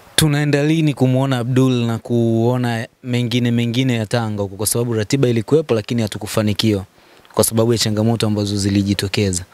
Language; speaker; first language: Swahili; native; Swahili